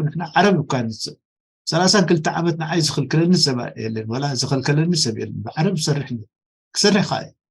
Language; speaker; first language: Tigrinya; non-native, local second language; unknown